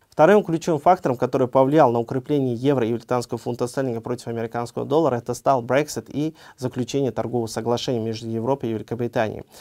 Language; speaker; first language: Russian; non-native, local second language; Uzbek